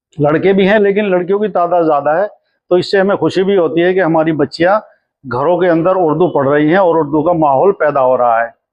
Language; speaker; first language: Hindi; native; Hindi